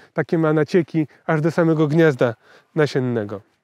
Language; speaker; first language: Polish; native; Polish